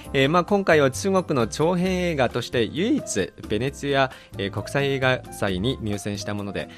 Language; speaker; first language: Japanese; non-native, fluent; Chinese